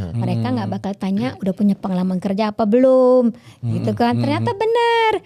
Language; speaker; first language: Indonesian; native; Indonesian